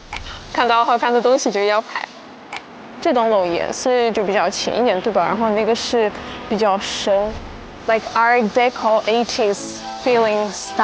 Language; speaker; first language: Chinese; non-native, fluent; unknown